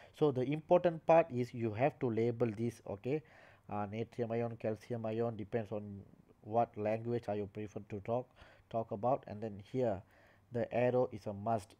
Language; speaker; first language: English; non-native, local second language; Tamil